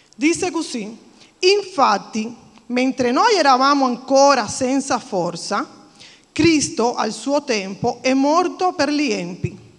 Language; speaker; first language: Italian; non-native, fluent; Spanish